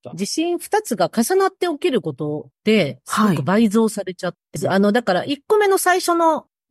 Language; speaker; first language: Japanese; native; Japanese